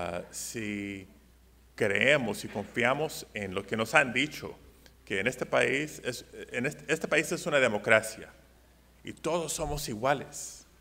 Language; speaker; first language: Spanish; early bilingual, heritage; Spanish